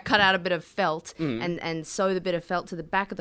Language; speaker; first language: English; native; English